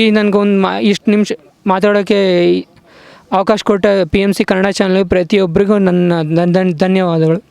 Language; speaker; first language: Kannada; native; Kannada